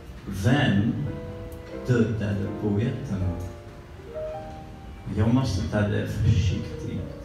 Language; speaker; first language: Swedish; non-native, learner; French